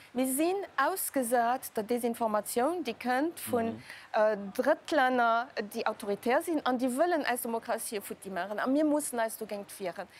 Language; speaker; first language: Luxembourgish; native; Luxembourgish